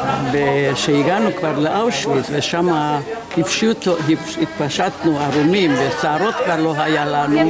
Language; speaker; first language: Hebrew; non-native, fluent; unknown